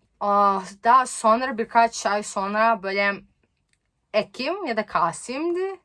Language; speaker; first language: Turkish; non-native, learner; Serbian